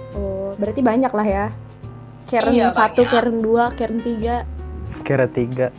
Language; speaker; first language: Indonesian; native; Indonesian